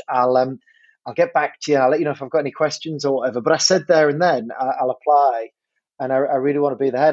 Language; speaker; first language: English; native; English